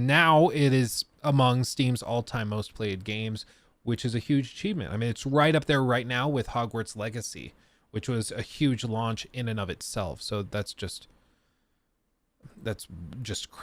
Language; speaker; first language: English; native; English